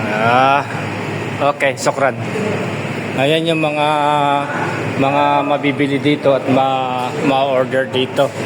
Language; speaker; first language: Filipino; non-native, local second language; Pampanga